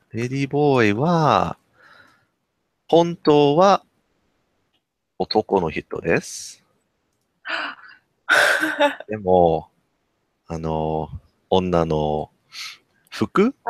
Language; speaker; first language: Japanese; non-native, learner; English